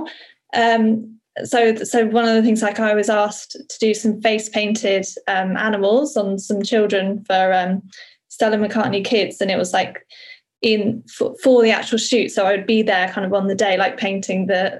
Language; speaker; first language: English; native; English